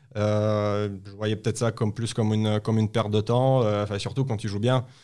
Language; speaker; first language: French; non-native, fluent; Uzbek